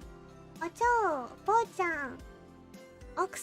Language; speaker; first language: Japanese; non-native, learner; English